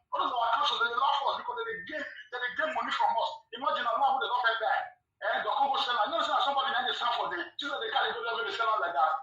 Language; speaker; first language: Nigerian Pidgin; non-native, local second language; Bini